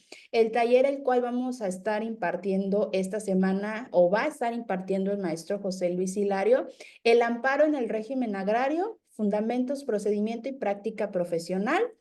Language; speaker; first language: Spanish; native; Spanish